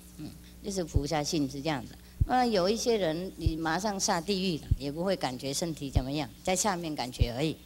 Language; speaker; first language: Chinese; non-native, fluent; Vietnamese